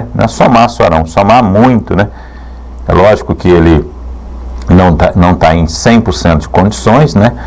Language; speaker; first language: Portuguese; native; Portuguese